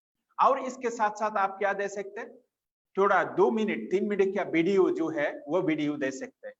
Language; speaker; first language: Hindi; non-native, fluent; Bangla